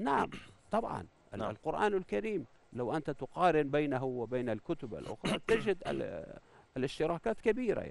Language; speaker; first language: Arabic; non-native, fluent; Persian